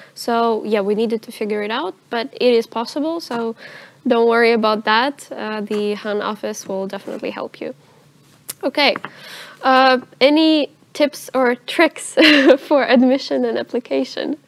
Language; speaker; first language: English; non-native, fluent; Russian